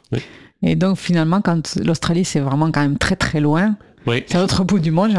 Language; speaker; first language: French; native; French